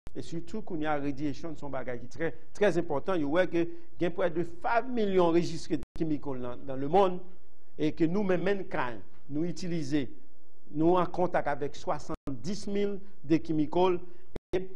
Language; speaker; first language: French; native; French